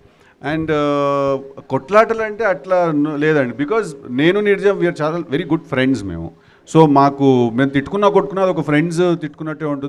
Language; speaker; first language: Telugu; native; Telugu